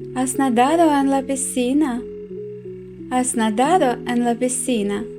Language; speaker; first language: Spanish; non-native, fluent; Ukrainian